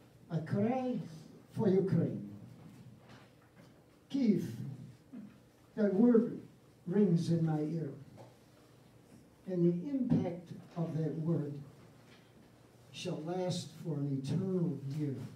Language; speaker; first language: English; native; English